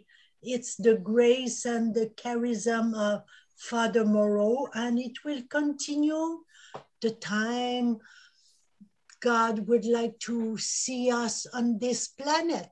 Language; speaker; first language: English; non-native, local second language; French